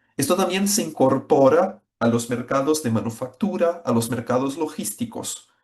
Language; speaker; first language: Spanish; non-native, fluent; Portuguese